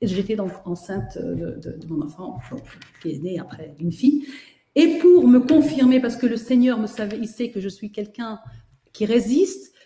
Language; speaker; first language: French; native; French